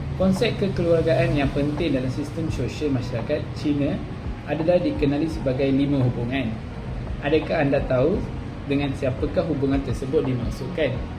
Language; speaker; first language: Malay; non-native, local second language; Tamil